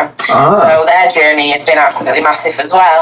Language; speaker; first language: English; native; English